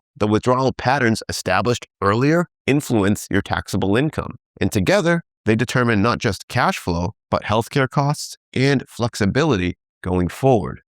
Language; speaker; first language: English; native; English